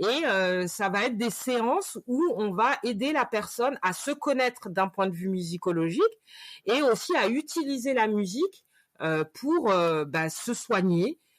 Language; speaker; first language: French; native; French